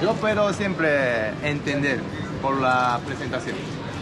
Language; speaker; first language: Spanish; non-native, learner; Japanese